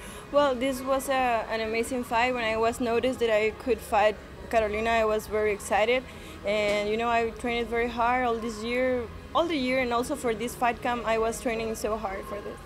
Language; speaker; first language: English; non-native, fluent; Spanish